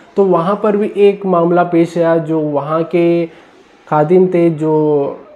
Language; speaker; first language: Hindi; non-native, local second language; Urdu